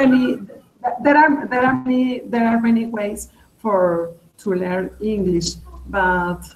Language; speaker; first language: English; non-native, learner; Spanish